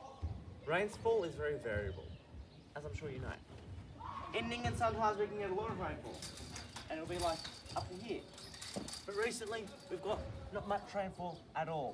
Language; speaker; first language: English; native; English